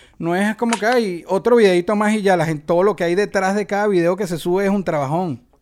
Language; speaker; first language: Spanish; native; Spanish